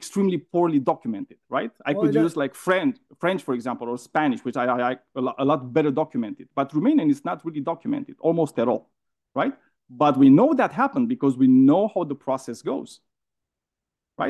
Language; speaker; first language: English; non-native, fluent; Romanian